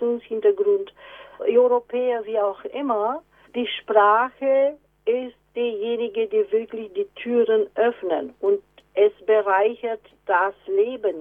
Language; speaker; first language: German; non-native, fluent; Romanian